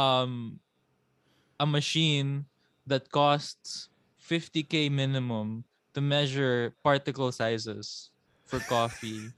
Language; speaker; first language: English; non-native, local second language; Filipino